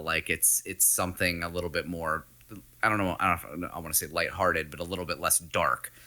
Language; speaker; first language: English; native; English